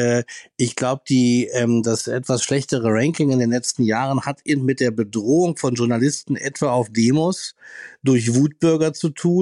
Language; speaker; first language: German; native; German